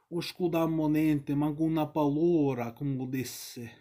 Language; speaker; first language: Italian; non-native, learner; English